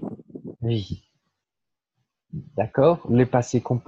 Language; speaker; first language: French; non-native, fluent; Portuguese